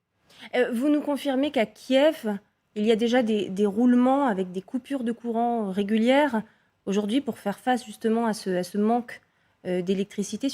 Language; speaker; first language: French; native; French